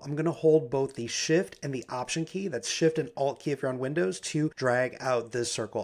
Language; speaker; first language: English; native; English